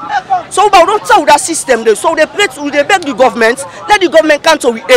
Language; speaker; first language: English; non-native, local second language; Krio